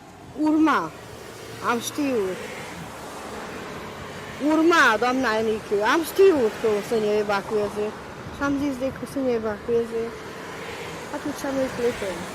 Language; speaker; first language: Romanian; non-native, local second language; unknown